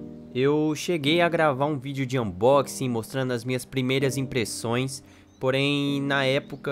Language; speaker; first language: Portuguese; native; Portuguese